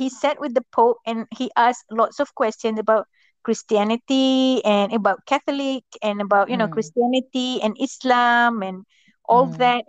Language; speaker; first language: English; non-native, local second language; Malay